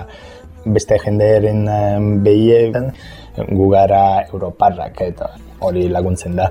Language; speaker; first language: Basque; non-native, fluent; Italian